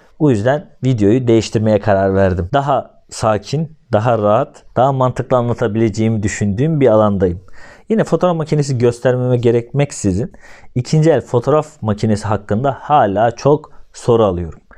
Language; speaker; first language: Turkish; native; Turkish